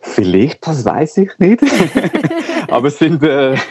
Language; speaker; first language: Swiss German; non-native, local second language; Spanish